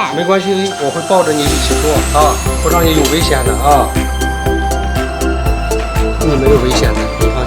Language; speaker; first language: Chinese; native; Chinese